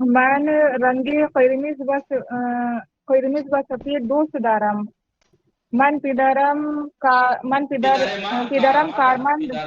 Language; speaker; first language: Persian; non-native, learner; Urdu